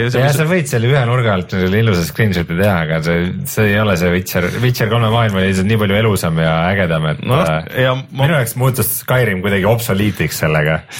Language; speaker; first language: Estonian; native; Estonian